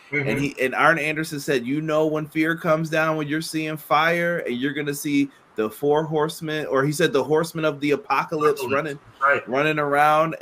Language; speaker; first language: English; native; English